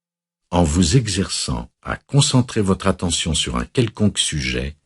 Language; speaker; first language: French; native; French